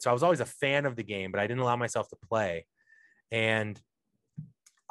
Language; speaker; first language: English; native; English